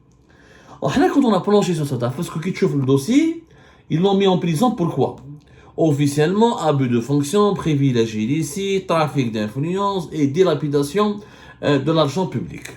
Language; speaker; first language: French; non-native, local second language; Arabic